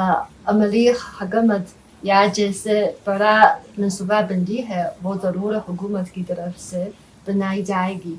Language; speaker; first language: Hindi; non-native, fluent; Chinese